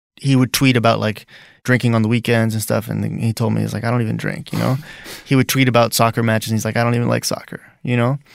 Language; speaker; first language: English; native; English